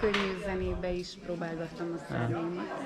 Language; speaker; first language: Hungarian; native; Hungarian